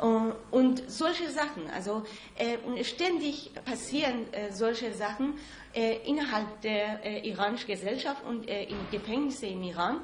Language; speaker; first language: German; non-native, fluent; Persian